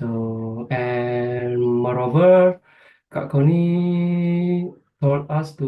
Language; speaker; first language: English; non-native, fluent; Indonesian